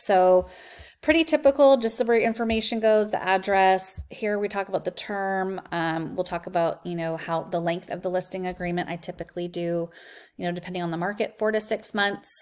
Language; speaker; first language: English; native; English